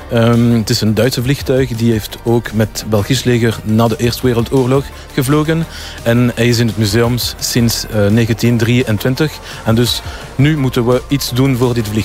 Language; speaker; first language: Dutch; non-native, local second language; French